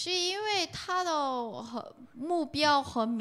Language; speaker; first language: Chinese; non-native, learner; Korean